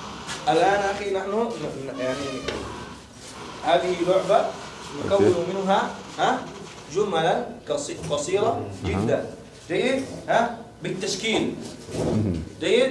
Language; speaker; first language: Arabic; non-native, learner; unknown